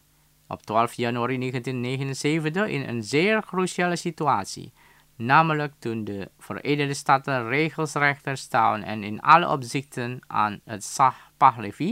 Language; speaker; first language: Dutch; non-native, fluent; Indonesian